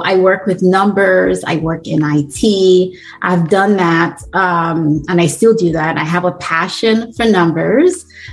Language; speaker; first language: English; non-native, local second language; Bini